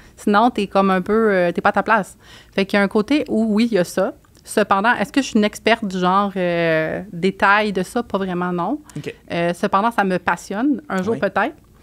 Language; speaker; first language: French; native; French